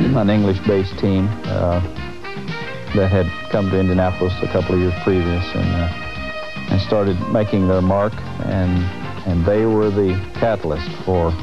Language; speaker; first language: English; native; English